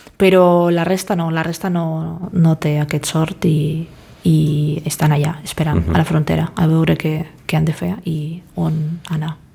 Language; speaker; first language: Catalan; non-native, fluent; Russian